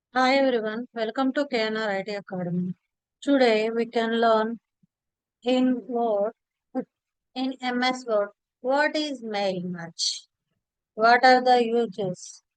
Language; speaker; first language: English; non-native, local second language; Telugu